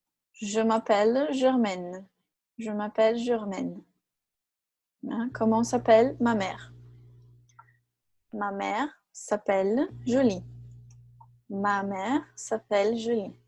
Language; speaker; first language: French; non-native, fluent; Portuguese